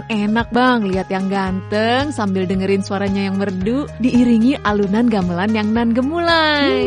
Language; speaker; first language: Indonesian; native; Indonesian